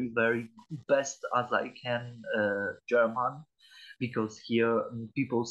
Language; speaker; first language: English; non-native, learner; Polish